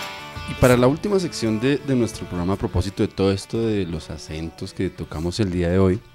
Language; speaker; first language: Spanish; native; Spanish